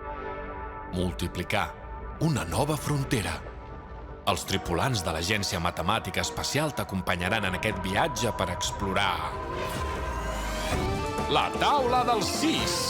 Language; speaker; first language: Catalan; native; Catalan